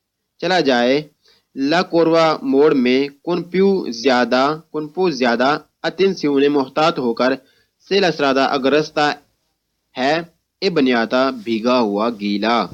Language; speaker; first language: Italian; non-native, fluent; Urdu